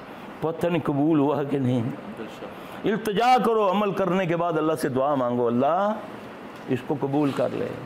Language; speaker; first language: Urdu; non-native, local second language; Punjabi